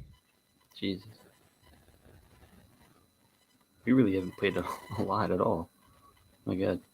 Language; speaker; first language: English; native; English